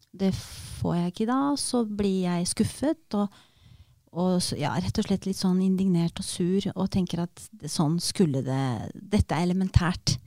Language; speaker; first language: Norwegian; early bilingual, other home language; Romanian